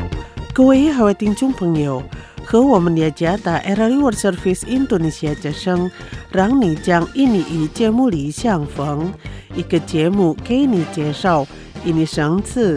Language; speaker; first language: Chinese; non-native, fluent; Indonesian